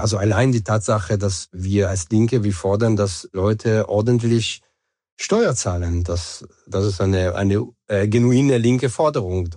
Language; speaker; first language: German; non-native, fluent; Hebrew